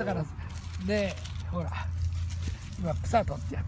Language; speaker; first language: Japanese; native; Japanese